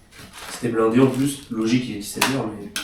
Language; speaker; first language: French; native; French